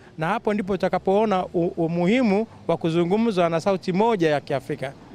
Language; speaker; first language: Swahili; native; Swahili